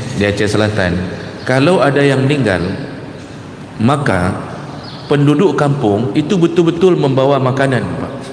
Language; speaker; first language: Malay; non-native, local second language; Achinese